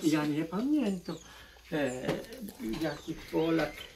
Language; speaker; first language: Polish; early bilingual, heritage; Polish